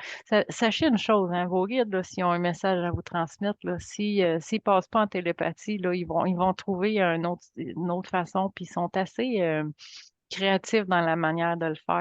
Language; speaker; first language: French; native; French